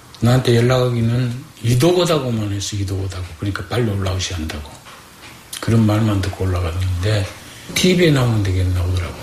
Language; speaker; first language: Korean; native; Korean